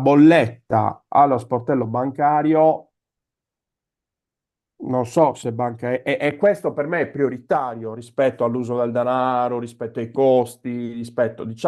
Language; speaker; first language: Italian; native; Italian